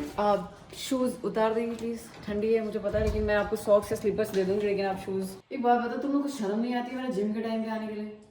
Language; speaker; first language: Hindi; native; Hindi